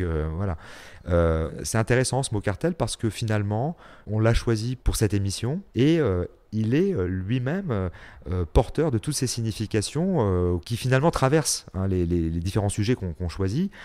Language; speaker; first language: French; native; French